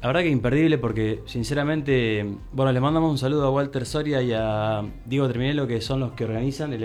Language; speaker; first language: Spanish; native; Spanish